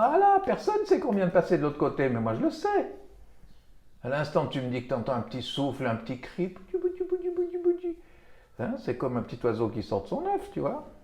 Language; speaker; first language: French; native; French